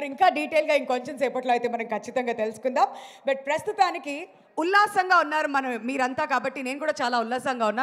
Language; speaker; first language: Telugu; native; Telugu